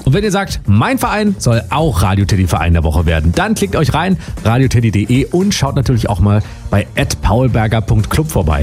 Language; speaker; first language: German; native; German